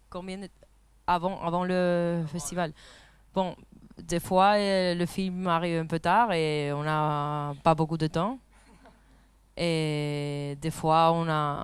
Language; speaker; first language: French; non-native, fluent; Spanish